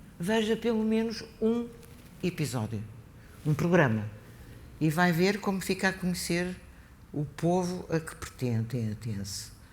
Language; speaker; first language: Portuguese; native; Portuguese